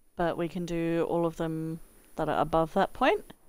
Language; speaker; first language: English; native; English